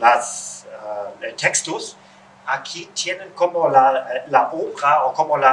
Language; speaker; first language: Spanish; non-native, learner; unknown